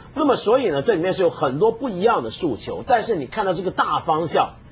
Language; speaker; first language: Chinese; non-native, local second language; Cantonese